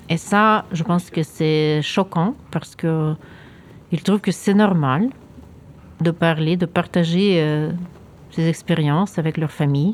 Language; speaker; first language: French; non-native, fluent; Ukrainian